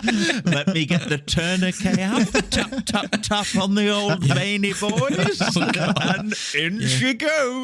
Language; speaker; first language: English; native; English